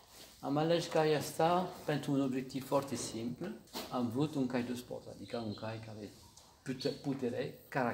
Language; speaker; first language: Romanian; non-native, learner; French